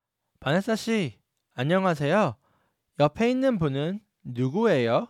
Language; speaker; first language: Korean; non-native, learner; English